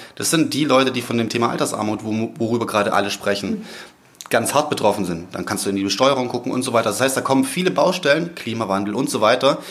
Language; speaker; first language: German; native; German